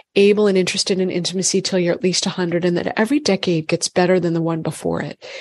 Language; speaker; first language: English; native; English